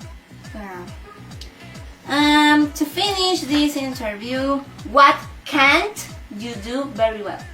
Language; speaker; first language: English; non-native, learner; Spanish